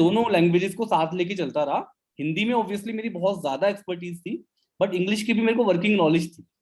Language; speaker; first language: Hindi; native; Hindi